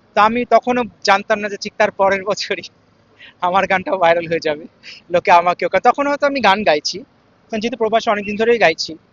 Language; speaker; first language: Bangla; native; Bangla